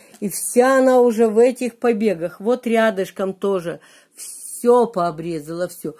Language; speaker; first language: Russian; native; Russian